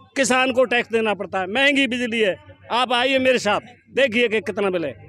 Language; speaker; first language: Hindi; native; Hindi